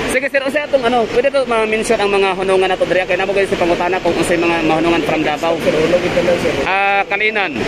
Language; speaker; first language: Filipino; non-native, local second language; Cebuano